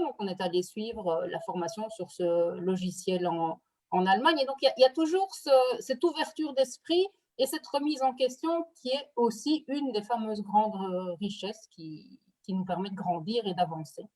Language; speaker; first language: French; native; French